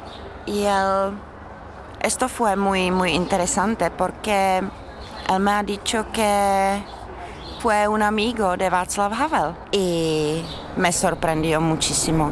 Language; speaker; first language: Spanish; non-native, fluent; Czech